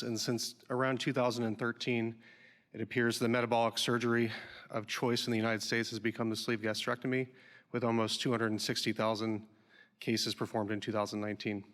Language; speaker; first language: English; native; English